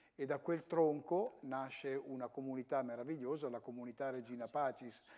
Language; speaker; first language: Italian; native; Italian